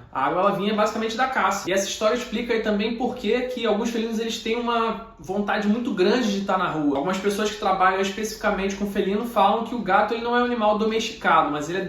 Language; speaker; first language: Portuguese; native; Portuguese